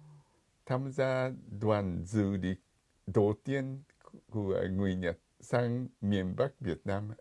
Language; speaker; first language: Vietnamese; non-native, fluent; Japanese